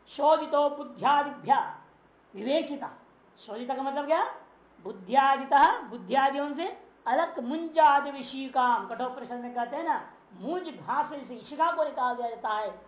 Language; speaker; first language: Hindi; non-native, local second language; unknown